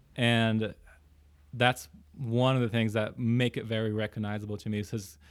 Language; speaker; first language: English; early bilingual, other home language; Portuguese